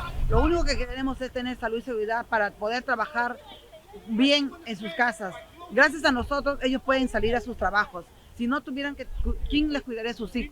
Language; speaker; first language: Spanish; native; Spanish